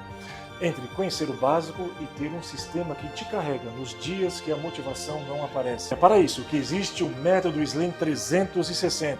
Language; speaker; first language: Portuguese; native; Portuguese